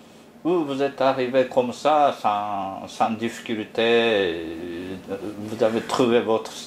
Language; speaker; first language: French; non-native, fluent; Japanese